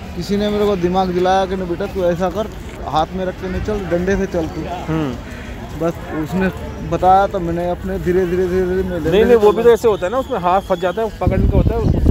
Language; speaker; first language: Hindi; native; Hindi